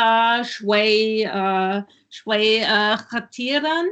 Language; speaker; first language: Arabic; non-native, learner; German